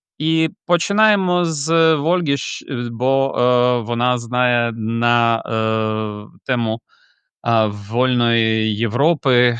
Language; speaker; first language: Ukrainian; native; Ukrainian